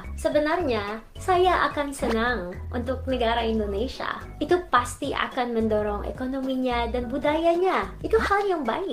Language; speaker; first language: Indonesian; non-native, fluent; Filipino